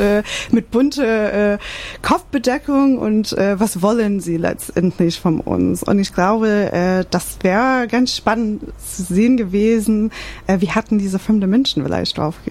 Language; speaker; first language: German; non-native, fluent; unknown